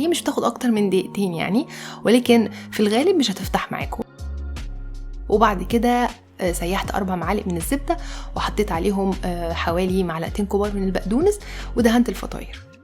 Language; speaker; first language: Arabic; native; Arabic